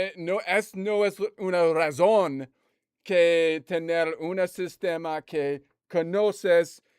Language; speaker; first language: Spanish; non-native, learner; English